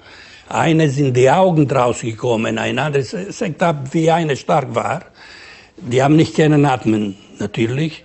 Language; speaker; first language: German; non-native, fluent; Ladino